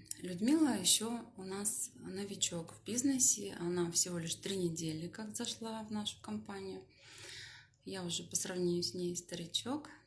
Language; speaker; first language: Russian; native; Russian